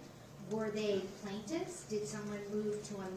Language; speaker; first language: English; native; English